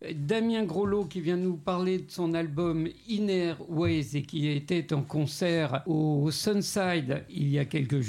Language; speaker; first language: French; native; French